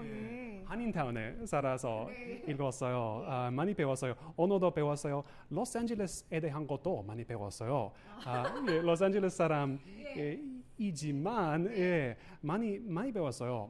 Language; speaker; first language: Korean; non-native, learner; English